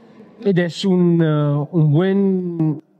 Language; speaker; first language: Spanish; non-native, learner; Italian